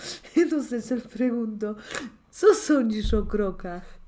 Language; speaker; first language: Spanish; non-native, fluent; Polish